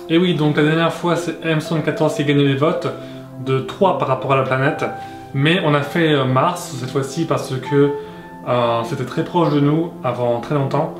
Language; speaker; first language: French; native; French